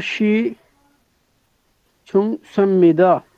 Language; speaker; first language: Korean; non-native, learner; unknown